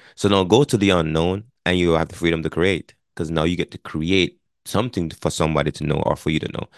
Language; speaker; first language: English; non-native, local second language; Jamaican Creole English